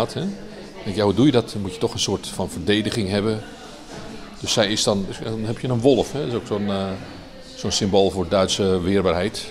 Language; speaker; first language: Dutch; native; Dutch